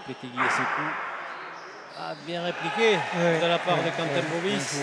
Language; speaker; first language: French; native; French